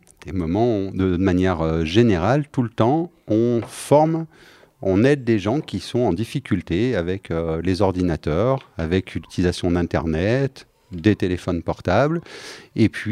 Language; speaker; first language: French; native; French